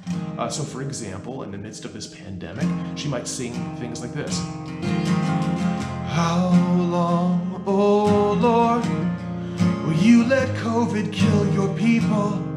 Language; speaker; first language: English; native; English